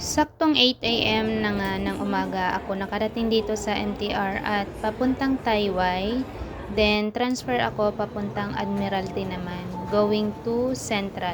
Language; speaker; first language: Filipino; native; Filipino